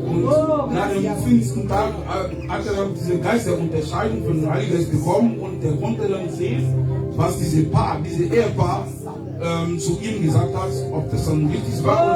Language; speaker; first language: German; non-native, fluent; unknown